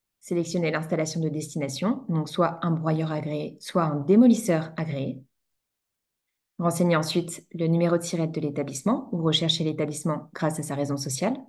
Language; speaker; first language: French; native; French